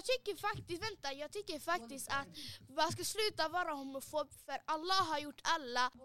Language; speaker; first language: Swedish; early bilingual, other home language; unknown